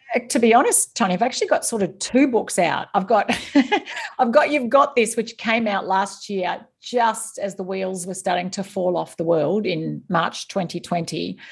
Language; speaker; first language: English; native; English